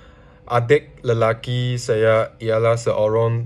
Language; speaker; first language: Indonesian; non-native, learner; Chinese